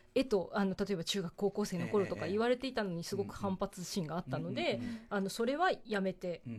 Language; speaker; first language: Japanese; native; Japanese